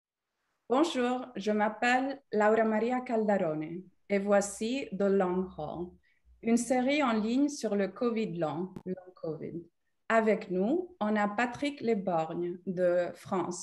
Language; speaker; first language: French; non-native, fluent; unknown